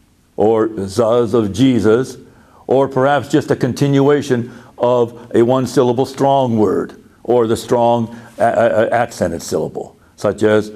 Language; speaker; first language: English; native; English